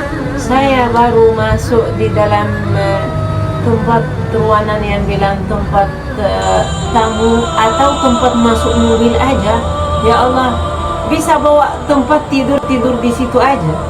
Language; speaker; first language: Indonesian; non-native, fluent; Arabic